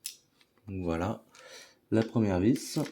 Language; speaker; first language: French; native; French